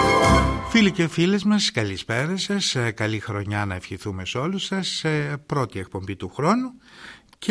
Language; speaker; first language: Greek; native; Greek